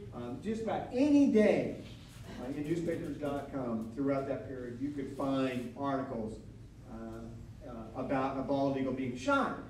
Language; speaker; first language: English; native; English